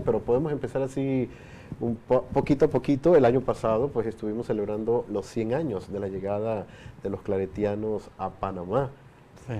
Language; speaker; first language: Spanish; native; Spanish